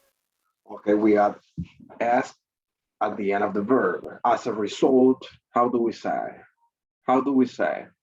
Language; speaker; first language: English; non-native, fluent; Spanish